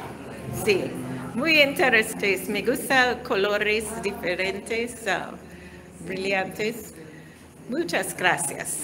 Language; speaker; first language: Spanish; non-native, learner; English